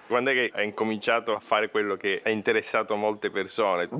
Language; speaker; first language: Italian; native; Italian